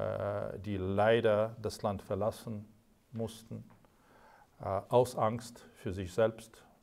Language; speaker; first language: German; non-native, fluent; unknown